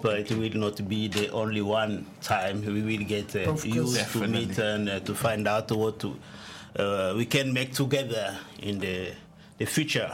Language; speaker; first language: English; non-native, learner; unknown